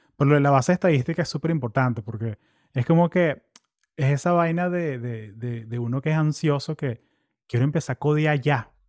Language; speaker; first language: Spanish; native; Spanish